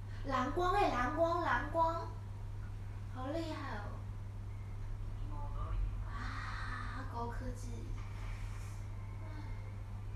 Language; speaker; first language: Chinese; native; Chinese